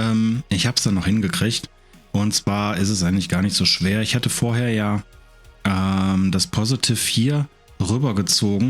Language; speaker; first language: German; native; German